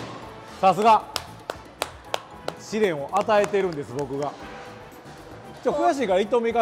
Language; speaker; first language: Japanese; native; Japanese